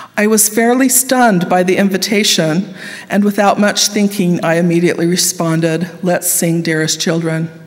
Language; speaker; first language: English; native; English